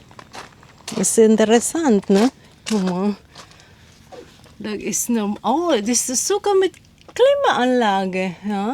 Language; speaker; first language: German; non-native, learner; Filipino